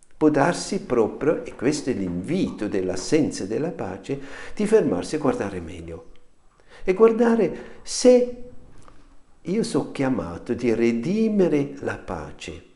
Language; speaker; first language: Italian; non-native, fluent; German